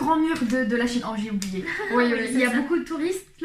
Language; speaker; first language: French; non-native, local second language; Arabic